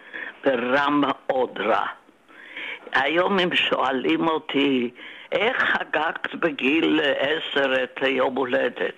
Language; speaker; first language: Hebrew; non-native, fluent; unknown